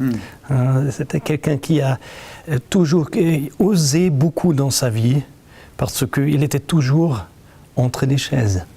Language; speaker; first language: French; non-native, fluent; German